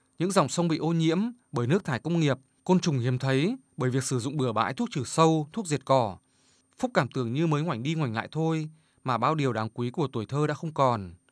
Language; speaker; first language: Vietnamese; native; Vietnamese